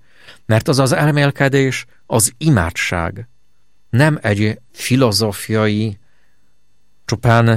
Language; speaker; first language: Hungarian; non-native, fluent; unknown